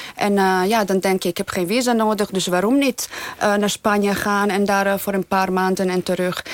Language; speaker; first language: Dutch; non-native, fluent; Bosnian